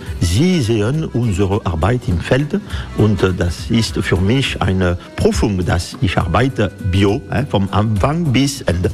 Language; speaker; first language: German; non-native, fluent; French